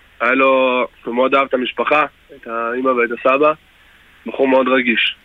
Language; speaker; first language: Hebrew; early bilingual, other home language; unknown